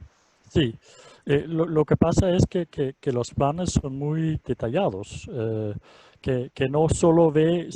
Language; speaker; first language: Spanish; non-native, fluent; Danish